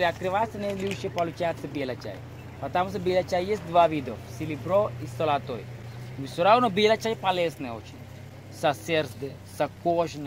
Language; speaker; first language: Russian; non-native, learner; Sinhala